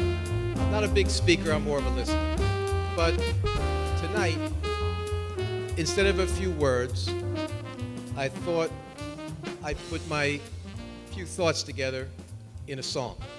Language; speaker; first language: English; native; English